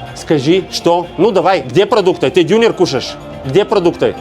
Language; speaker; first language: Russian; non-native, learner; Bulgarian